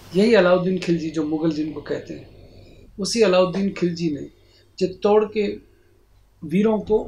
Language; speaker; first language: Hindi; native; Hindi